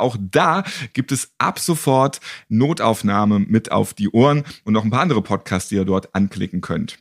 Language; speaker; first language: German; native; German